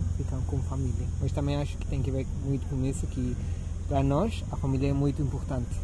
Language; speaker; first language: Portuguese; non-native, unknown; Spanish